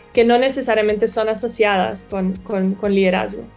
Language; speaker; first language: Spanish; early bilingual, other home language; Portuguese